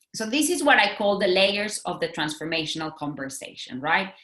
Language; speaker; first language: English; non-native, fluent; Spanish